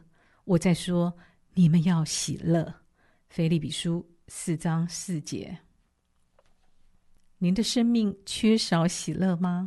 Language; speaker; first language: Chinese; native; Chinese